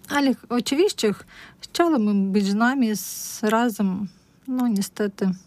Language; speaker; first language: Polish; non-native, learner; Russian